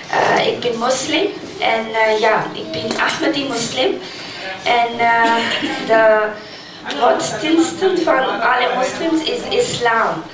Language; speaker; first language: Dutch; non-native, learner; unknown